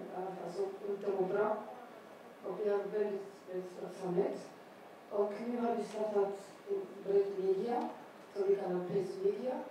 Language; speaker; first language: Swedish; non-native, learner; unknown